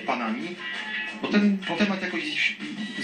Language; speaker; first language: Polish; native; Polish